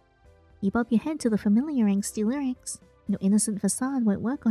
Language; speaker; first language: English; native; English